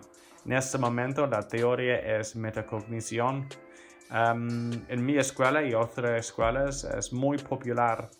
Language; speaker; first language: Spanish; non-native, fluent; English